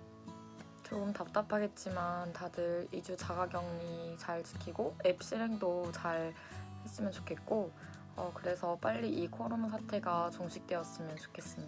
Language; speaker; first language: Korean; native; Korean